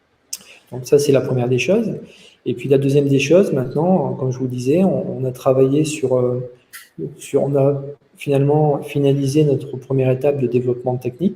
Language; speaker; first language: French; native; French